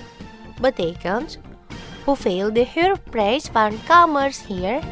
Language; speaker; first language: Dutch; non-native, fluent; Indonesian